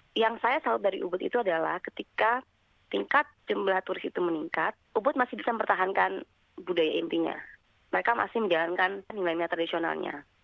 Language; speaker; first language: Indonesian; native; Indonesian